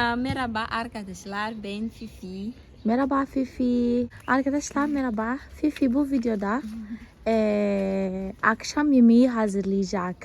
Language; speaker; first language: Turkish; non-native, fluent; Portuguese